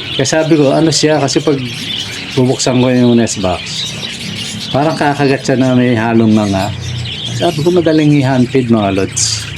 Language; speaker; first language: Filipino; native; Filipino